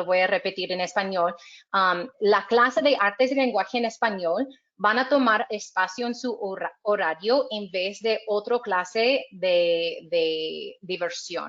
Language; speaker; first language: Spanish; non-native, fluent; English